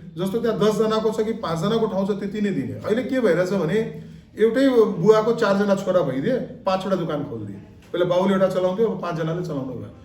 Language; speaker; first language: Nepali; non-native, local second language; Marwari